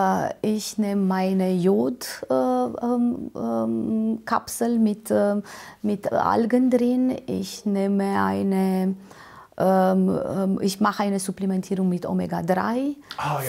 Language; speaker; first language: German; non-native, fluent; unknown